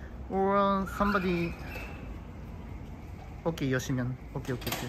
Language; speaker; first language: English; non-native, learner; Japanese